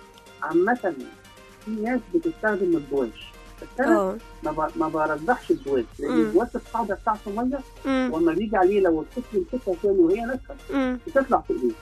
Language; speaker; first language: Arabic; native; Arabic